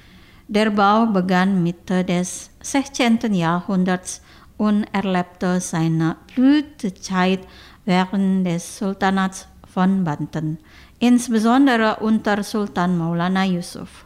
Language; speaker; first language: German; non-native, fluent; Indonesian